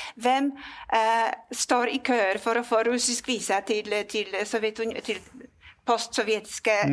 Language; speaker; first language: Norwegian; non-native, fluent; Polish